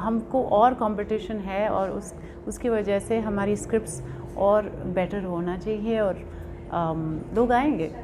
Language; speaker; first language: Hindi; non-native, local second language; French